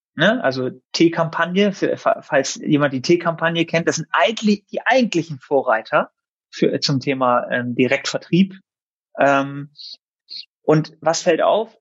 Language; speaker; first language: German; native; German